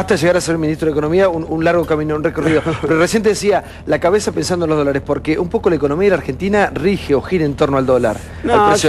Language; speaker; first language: Spanish; native; Spanish